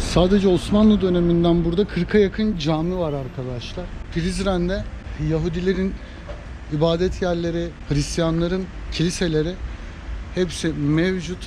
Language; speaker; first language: Turkish; native; Turkish